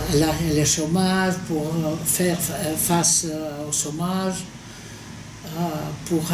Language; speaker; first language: French; non-native, fluent; Greek